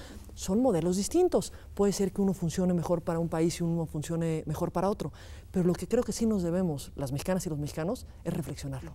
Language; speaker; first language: Spanish; native; Spanish